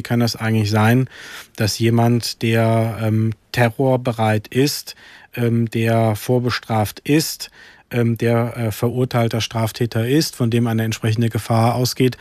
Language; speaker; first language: German; early bilingual, other home language; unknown